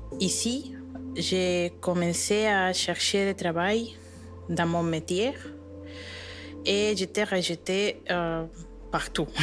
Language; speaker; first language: French; non-native, learner; Spanish